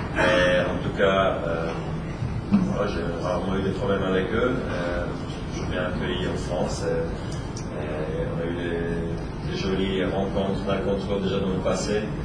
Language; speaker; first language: French; non-native, local second language; Swiss German